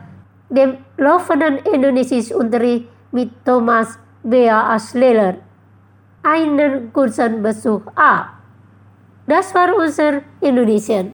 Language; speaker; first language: German; non-native, fluent; Indonesian